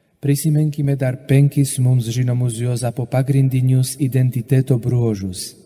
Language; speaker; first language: Lithuanian; non-native, fluent; Slovak